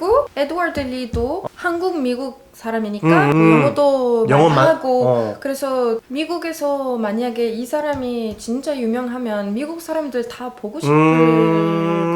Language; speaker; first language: Korean; non-native, fluent; Arabic